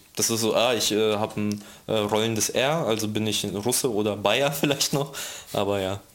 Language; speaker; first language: German; early bilingual, other home language; Russian